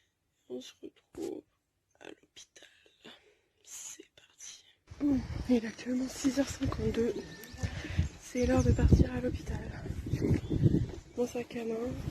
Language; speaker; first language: French; native; French